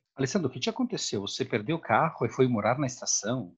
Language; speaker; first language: Portuguese; non-native, fluent; Italian